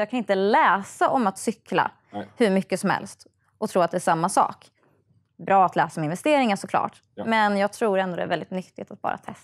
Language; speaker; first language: Swedish; native; Swedish